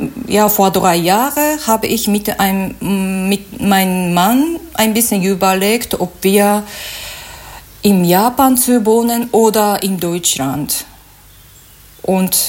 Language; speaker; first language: German; non-native, learner; Japanese